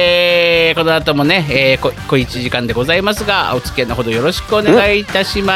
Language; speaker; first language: Japanese; native; Japanese